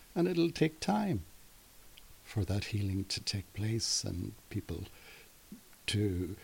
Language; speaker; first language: English; native; English